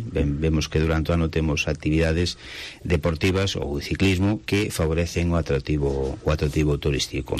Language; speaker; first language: Galician; native; Galician